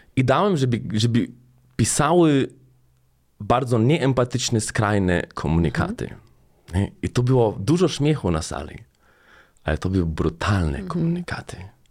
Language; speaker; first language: Polish; non-native, fluent; Slovenian